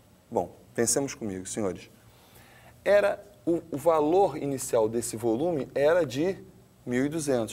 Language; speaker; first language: Portuguese; native; Portuguese